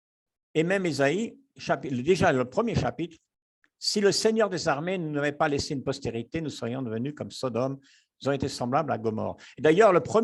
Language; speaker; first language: French; native; French